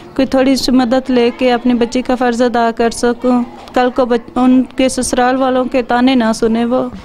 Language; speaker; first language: Urdu; non-native, local second language; Punjabi